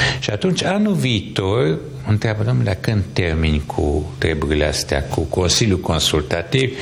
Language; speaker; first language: Romanian; non-native, local second language; Hungarian